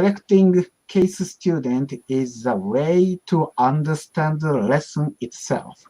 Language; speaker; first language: English; non-native, learner; Japanese